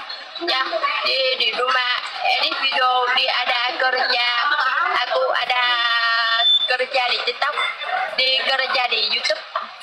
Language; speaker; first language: Indonesian; non-native, learner; Vietnamese